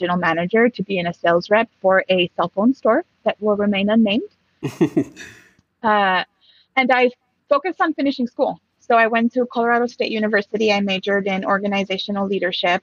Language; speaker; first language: English; early bilingual, other home language; Spanish